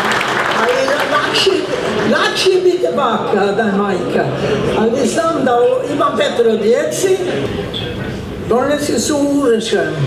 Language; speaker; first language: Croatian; non-native, learner; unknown